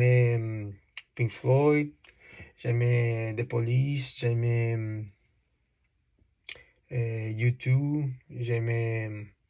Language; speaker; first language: French; non-native, learner; Spanish